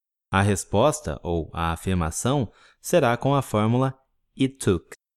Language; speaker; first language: Portuguese; native; Portuguese